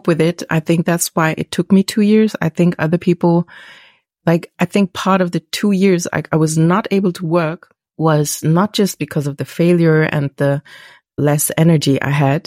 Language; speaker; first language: English; non-native, fluent; German